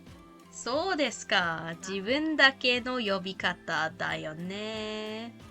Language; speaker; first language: Japanese; non-native, learner; English